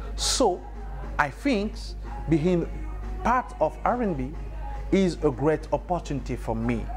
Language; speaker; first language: English; non-native, learner; French